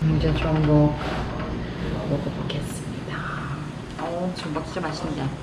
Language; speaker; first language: Korean; non-native, fluent; Russian